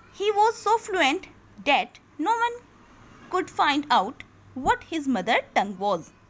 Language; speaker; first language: Hindi; native; Hindi